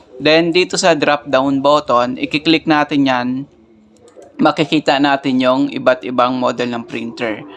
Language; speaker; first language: Filipino; native; Filipino